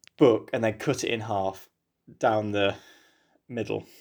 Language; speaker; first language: English; native; English